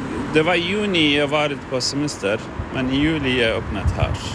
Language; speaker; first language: Swedish; non-native, learner; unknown